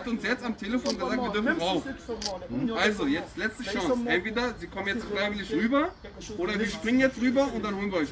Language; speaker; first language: German; native; German